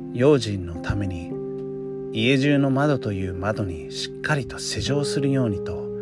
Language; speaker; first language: Japanese; non-native, fluent; English